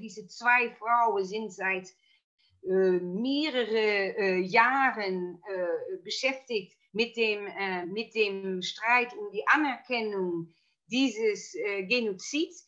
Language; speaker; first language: German; non-native, fluent; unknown